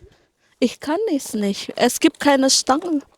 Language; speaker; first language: German; non-native, fluent; Indonesian